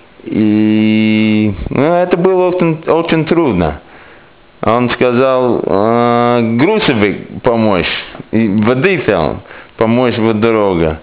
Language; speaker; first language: Russian; non-native, learner; English